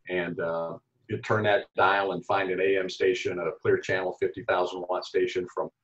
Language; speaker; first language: English; native; English